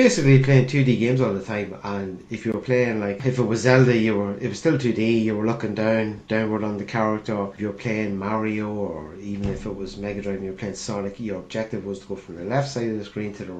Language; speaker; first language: English; native; English